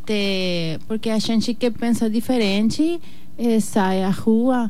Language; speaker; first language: Portuguese; non-native, learner; Spanish